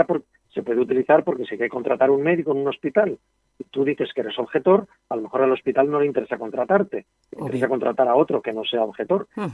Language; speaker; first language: Spanish; native; Spanish